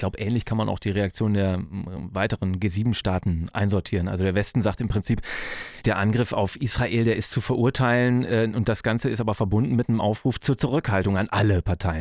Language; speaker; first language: German; native; German